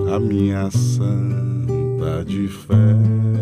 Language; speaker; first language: Portuguese; native; Portuguese